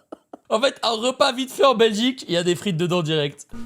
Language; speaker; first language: French; native; French